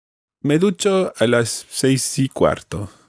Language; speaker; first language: Spanish; non-native, fluent; English